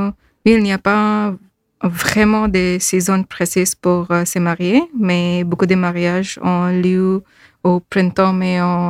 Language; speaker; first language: French; non-native, fluent; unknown